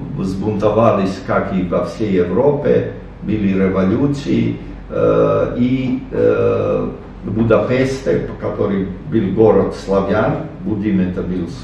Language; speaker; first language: Russian; non-native, fluent; Serbian